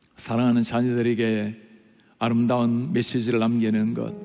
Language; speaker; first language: Korean; native; Korean